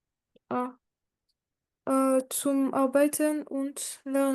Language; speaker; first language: German; non-native, learner; French